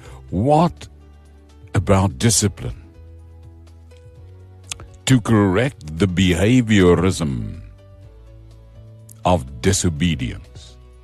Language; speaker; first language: English; non-native, local second language; Afrikaans